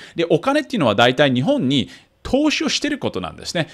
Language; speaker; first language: Japanese; early bilingual, heritage; Japanese